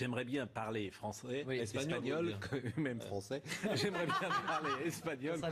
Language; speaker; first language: French; native; French